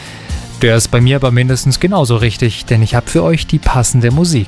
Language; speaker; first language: German; native; German